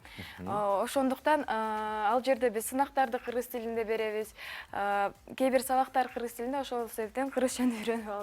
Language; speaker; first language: Kyrgyz; non-native, local second language; Uyghur